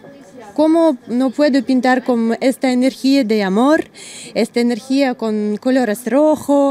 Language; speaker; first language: Spanish; non-native, learner; Russian